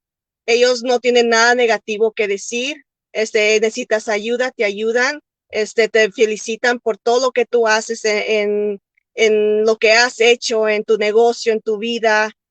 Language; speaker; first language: Spanish; early bilingual, heritage; Spanish